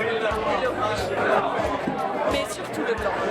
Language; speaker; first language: French; non-native, learner; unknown